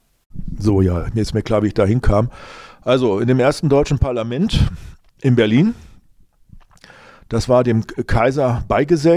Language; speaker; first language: German; native; German